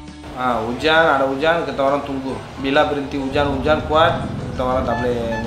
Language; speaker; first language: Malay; non-native, learner; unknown